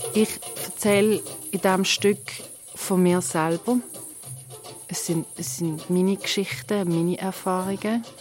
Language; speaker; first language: German; native; German